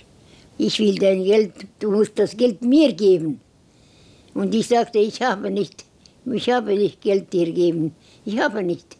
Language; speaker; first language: German; non-native, learner; Estonian